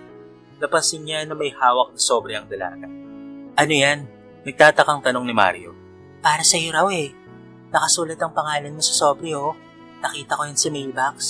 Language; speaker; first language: Filipino; native; Filipino